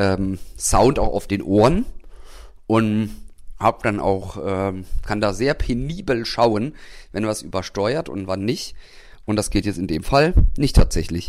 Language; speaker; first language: German; native; German